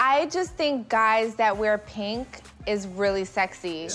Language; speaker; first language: English; native; English